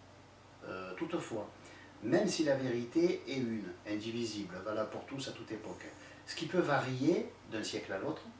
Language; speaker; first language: French; native; French